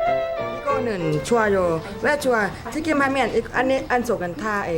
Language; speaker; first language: Korean; non-native, learner; Thai